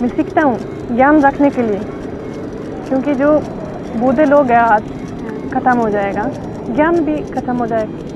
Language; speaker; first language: Hindi; non-native, learner; Swedish